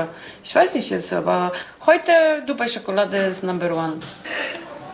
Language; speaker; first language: German; non-native, learner; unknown